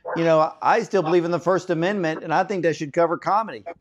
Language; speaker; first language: English; native; English